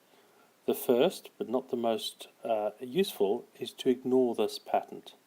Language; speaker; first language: English; native; English